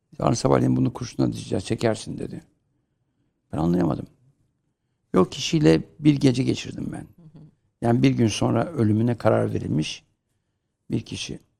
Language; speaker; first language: Turkish; native; Turkish